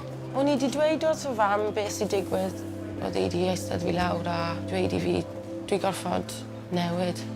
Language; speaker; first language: Welsh; non-native, local second language; English